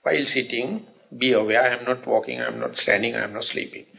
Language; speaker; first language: English; non-native, local second language; Sinhala